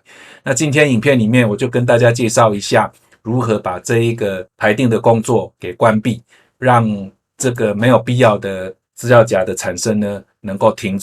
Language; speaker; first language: Chinese; native; Chinese